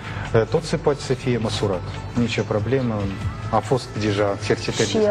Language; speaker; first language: Romanian; non-native, learner; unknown